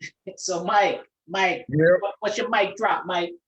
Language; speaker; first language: English; native; English